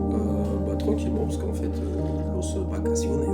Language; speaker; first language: French; native; French